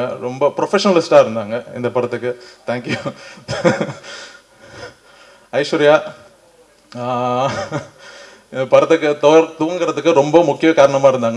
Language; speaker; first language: Tamil; native; Tamil